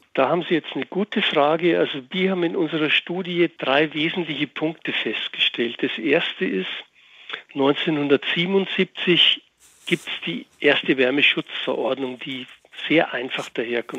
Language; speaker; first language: German; native; German